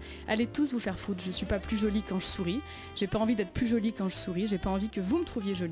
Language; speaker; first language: French; native; French